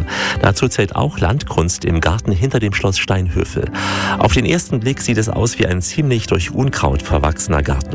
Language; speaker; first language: German; native; German